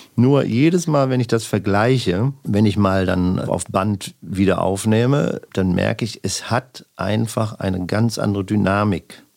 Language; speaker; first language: German; native; German